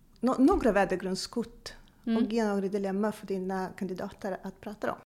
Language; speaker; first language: Swedish; non-native, fluent; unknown